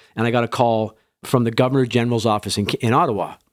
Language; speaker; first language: English; native; English